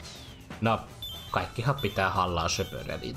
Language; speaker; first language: Finnish; native; Finnish